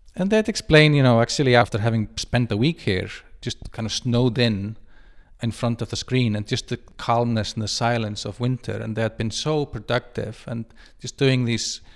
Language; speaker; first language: English; non-native, fluent; Icelandic